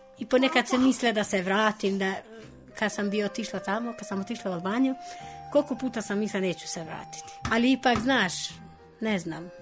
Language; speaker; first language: Serbian; non-native, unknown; Albanian